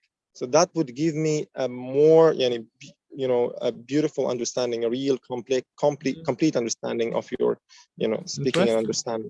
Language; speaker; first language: English; non-native, fluent; Uzbek